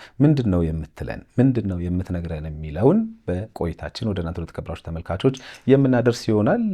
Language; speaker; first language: Amharic; native; Amharic